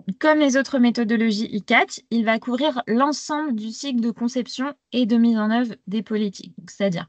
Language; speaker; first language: French; native; French